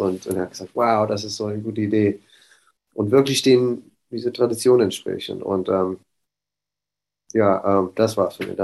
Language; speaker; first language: German; non-native, fluent; English